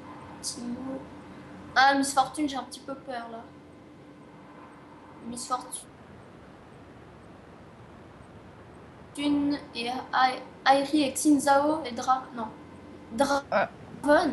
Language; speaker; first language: French; native; French